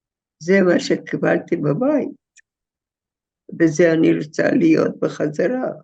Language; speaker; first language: Hebrew; non-native, fluent; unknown